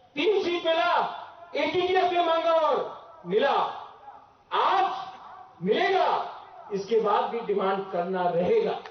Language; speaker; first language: Hindi; non-native, local second language; Kok Borok